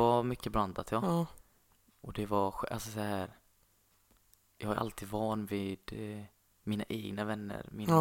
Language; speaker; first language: Swedish; non-native, fluent; Arabic